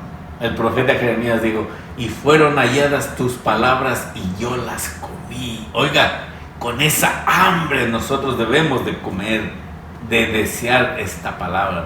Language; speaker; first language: Spanish; native; Spanish